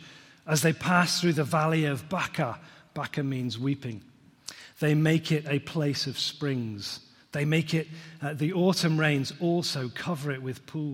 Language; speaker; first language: English; native; English